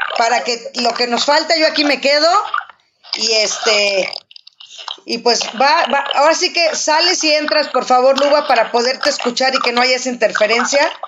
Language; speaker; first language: Spanish; native; Spanish